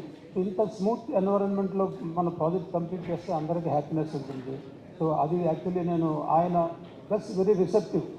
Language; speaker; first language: Telugu; native; Telugu